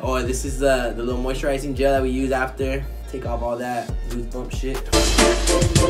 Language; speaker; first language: English; early bilingual, other home language; Spanish